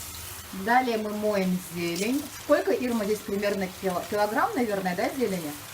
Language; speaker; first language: Russian; native; Russian